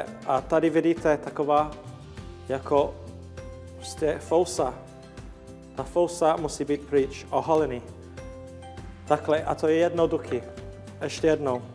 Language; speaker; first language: Czech; non-native, learner; English